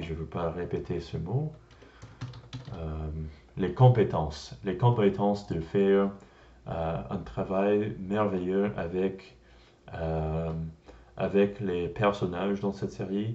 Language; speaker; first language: French; non-native, learner; English